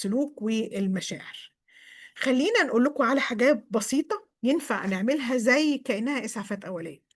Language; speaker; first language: Arabic; native; Arabic